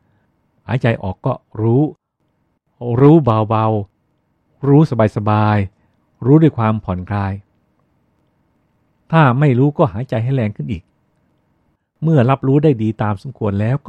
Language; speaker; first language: Thai; native; Thai